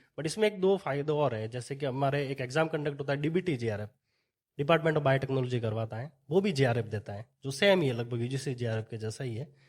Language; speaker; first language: Hindi; native; Hindi